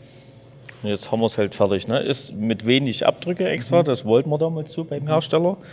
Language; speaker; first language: German; native; German